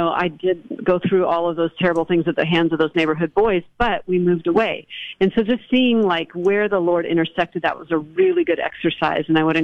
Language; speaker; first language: English; native; English